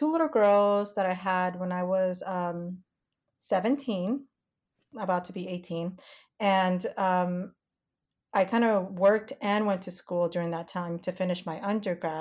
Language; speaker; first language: English; native; English